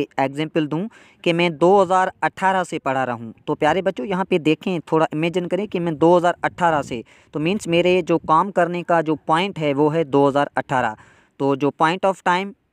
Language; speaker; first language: Urdu; non-native, local second language; Sindhi